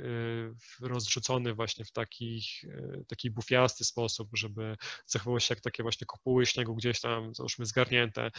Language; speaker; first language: Polish; native; Polish